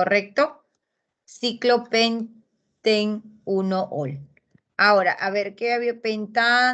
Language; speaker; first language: Spanish; native; Spanish